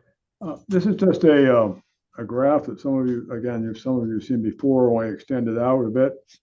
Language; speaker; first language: English; native; English